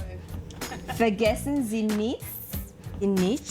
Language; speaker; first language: German; non-native, fluent; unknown